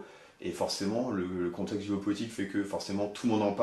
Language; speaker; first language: French; native; French